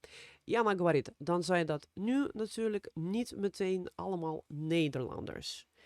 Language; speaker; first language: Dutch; non-native, fluent; Russian